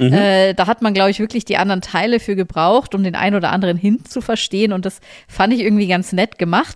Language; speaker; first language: German; native; German